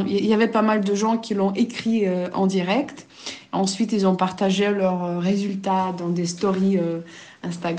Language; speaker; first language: French; non-native, fluent; Ukrainian